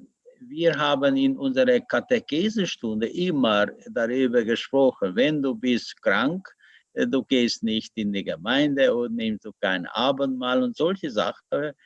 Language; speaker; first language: German; non-native, learner; Hungarian